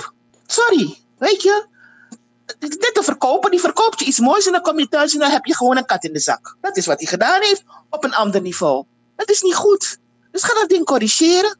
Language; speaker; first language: Dutch; native; Dutch